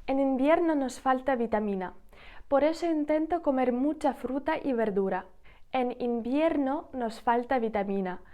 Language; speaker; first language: Spanish; non-native, fluent; Ukrainian